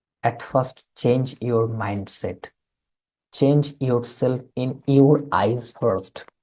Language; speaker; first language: English; non-native, local second language; Bangla